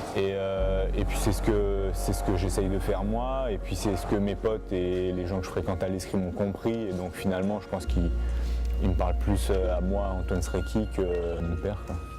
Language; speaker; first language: French; native; French